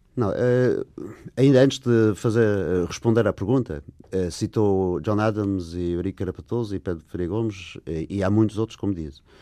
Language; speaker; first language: Portuguese; non-native, fluent; English